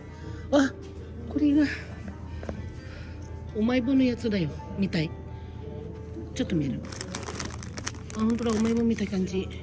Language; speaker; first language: Japanese; non-native, fluent; Filipino